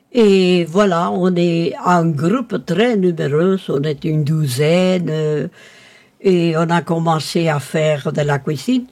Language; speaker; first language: French; non-native, local second language; Spanish